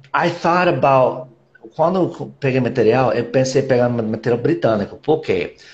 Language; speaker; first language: Portuguese; non-native, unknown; English